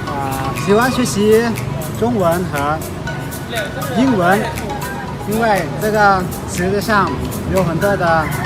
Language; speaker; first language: Chinese; non-native, learner; Lao